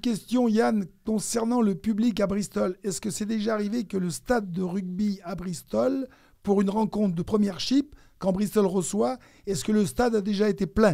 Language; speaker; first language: French; native; French